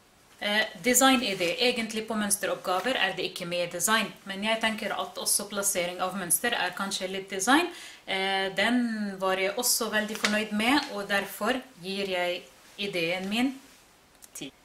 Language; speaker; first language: Norwegian; non-native, fluent; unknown